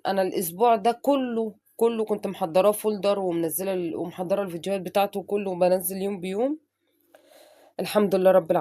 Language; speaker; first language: Arabic; native; Arabic